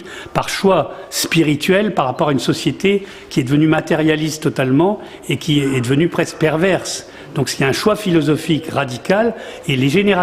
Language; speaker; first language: French; native; French